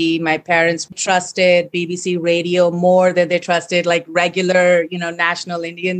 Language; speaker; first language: English; non-native, local second language; Hindi